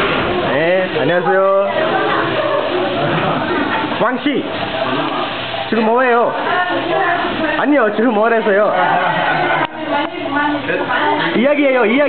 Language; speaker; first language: Korean; non-native, learner; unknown